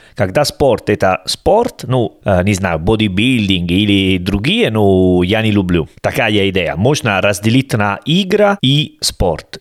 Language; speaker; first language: Russian; non-native, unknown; Italian